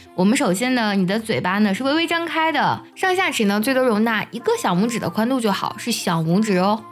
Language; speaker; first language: Chinese; native; Chinese